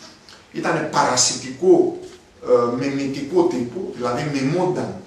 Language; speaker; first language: Greek; native; Greek